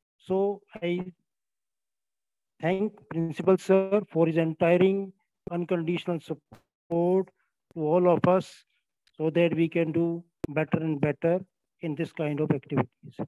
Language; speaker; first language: English; non-native, local second language; Hindi